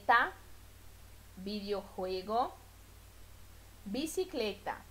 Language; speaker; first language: Spanish; non-native, fluent; Portuguese